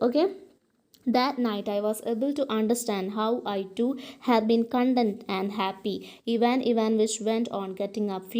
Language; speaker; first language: English; non-native, local second language; Malayalam